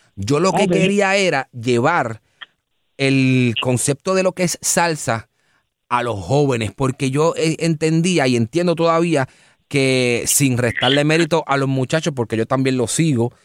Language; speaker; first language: Spanish; native; Spanish